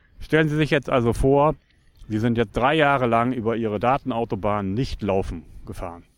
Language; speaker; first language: German; native; German